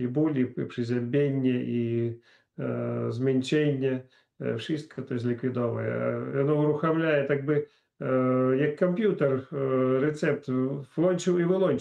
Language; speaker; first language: Polish; non-native, fluent; Russian